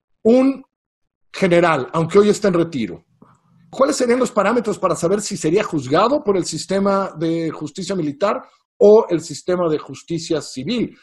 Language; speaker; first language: Spanish; native; Spanish